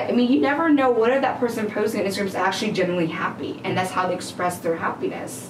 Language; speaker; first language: English; native; English